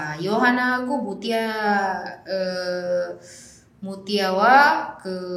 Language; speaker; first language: Korean; non-native, fluent; Indonesian